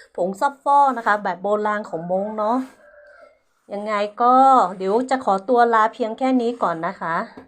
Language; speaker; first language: Thai; non-native, local second language; Hmong